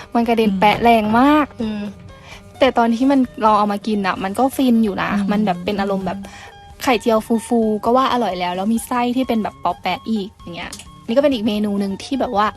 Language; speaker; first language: Thai; native; Thai